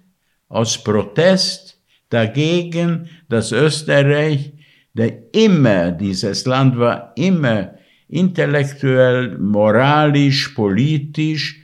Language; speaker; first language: German; non-native, fluent; Hungarian